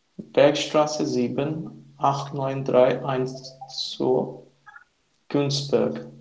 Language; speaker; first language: German; non-native, learner; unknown